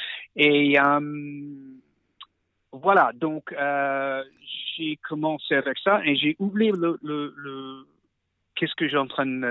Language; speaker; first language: French; non-native, fluent; English